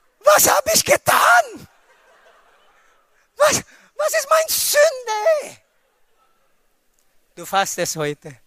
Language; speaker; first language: German; non-native, fluent; Filipino